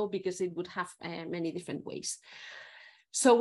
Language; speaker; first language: English; non-native, fluent; Spanish